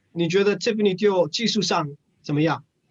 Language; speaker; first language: Chinese; non-native, fluent; English